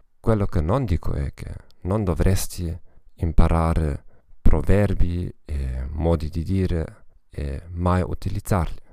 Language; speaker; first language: Italian; non-native, fluent; German